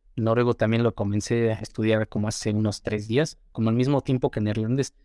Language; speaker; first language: Spanish; native; Spanish